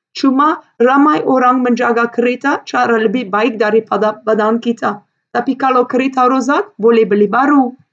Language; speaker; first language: Malay; non-native, fluent; Dutch